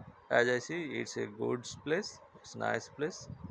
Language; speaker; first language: English; non-native, local second language; Bangla